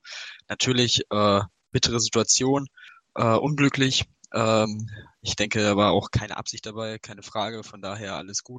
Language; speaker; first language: German; native; German